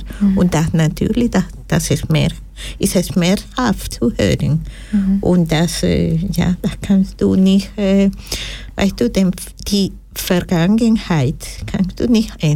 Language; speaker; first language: German; non-native, fluent; Spanish